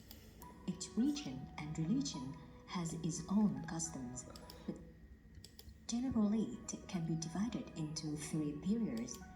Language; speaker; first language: English; non-native, learner; Vietnamese